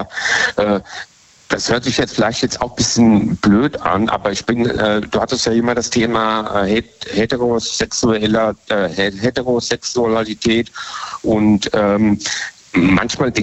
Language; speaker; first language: German; native; German